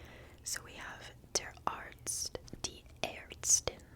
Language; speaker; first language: German; non-native, learner; English